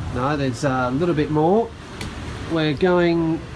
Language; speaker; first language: English; native; English